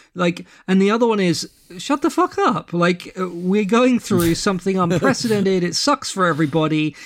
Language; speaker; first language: English; native; English